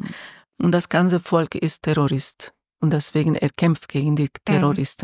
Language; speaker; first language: German; non-native, learner; Arabic